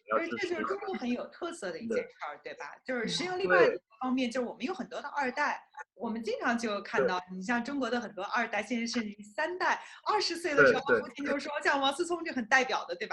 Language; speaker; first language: Chinese; native; Chinese